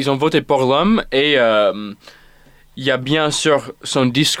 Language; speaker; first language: French; non-native, fluent; English